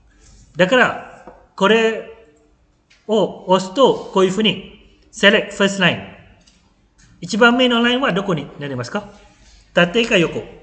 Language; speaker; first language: Japanese; non-native, fluent; Malay